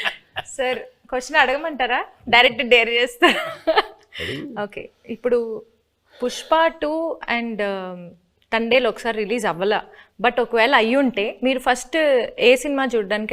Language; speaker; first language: Telugu; native; Telugu